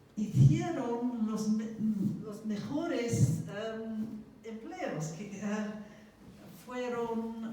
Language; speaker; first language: Spanish; non-native, fluent; English